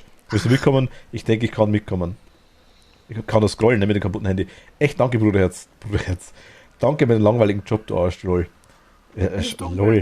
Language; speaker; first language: German; native; German